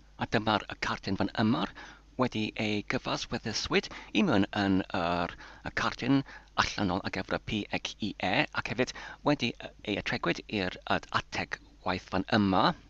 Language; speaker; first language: Welsh; non-native, local second language; English